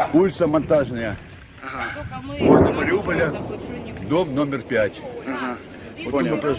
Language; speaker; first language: Russian; native; Russian